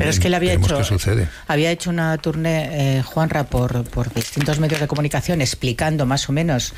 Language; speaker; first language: Spanish; native; Spanish